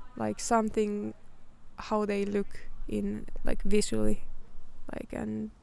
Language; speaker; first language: English; non-native, fluent; Finnish